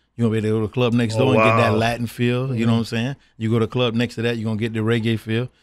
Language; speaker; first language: English; native; English